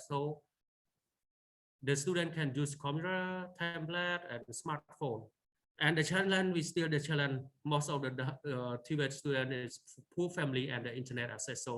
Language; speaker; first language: English; non-native, learner; Khmer